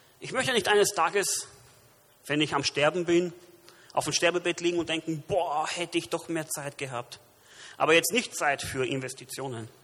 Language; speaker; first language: German; early bilingual, other home language; Romanian